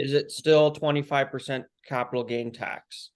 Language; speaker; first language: English; native; English